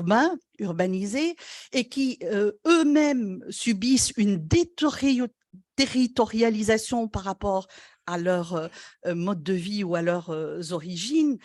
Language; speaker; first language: French; non-native, local second language; Arabic